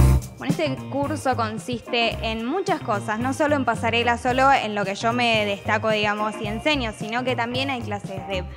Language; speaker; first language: Spanish; native; Spanish